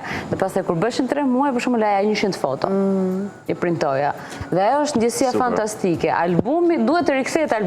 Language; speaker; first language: Albanian; native; Albanian